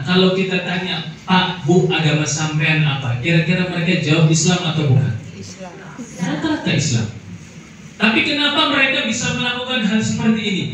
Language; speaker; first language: Indonesian; native; Indonesian